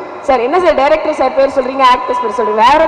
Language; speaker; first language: Tamil; native; Tamil